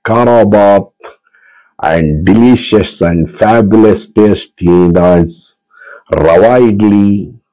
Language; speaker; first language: English; non-native, local second language; Kannada